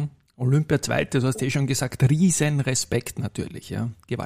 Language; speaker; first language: German; native; German